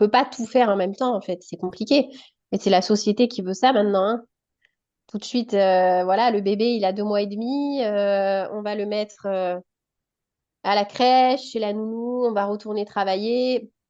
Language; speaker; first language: French; native; French